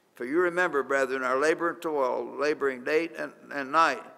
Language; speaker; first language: English; native; English